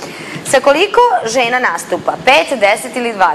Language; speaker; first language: Croatian; native; Croatian